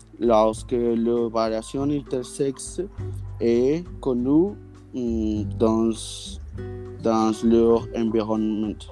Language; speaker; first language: French; non-native, learner; Spanish